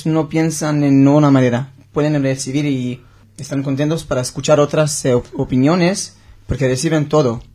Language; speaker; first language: Spanish; non-native, learner; Hebrew